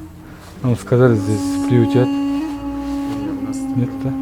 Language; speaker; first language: Russian; non-native, local second language; Kazakh